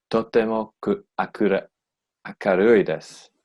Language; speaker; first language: Japanese; non-native, learner; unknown